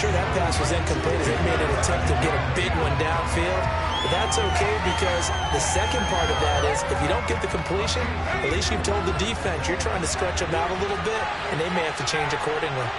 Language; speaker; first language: English; native; English